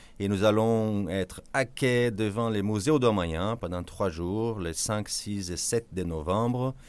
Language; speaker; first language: French; non-native, fluent; Portuguese